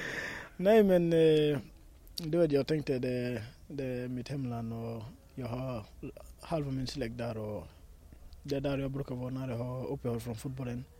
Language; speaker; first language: Swedish; early bilingual, other home language; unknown